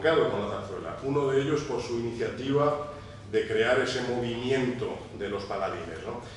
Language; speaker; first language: Spanish; native; Spanish